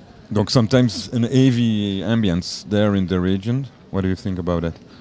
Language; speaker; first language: English; non-native, learner; French